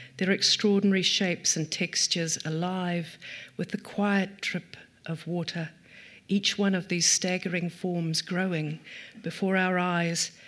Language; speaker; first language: English; native; English